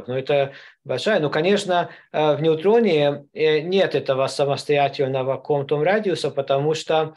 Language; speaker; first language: Russian; non-native, learner; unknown